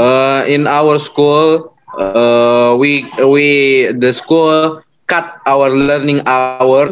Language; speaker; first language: English; non-native, learner; Indonesian